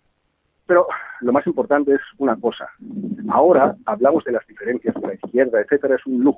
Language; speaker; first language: Spanish; non-native, fluent; Greek